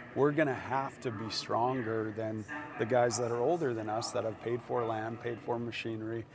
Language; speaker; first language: English; native; English